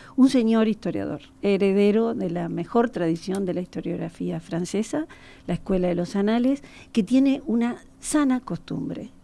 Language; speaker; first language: Spanish; native; Spanish